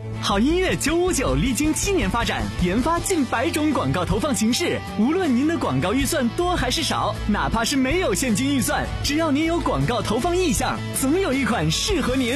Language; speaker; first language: Chinese; native; Chinese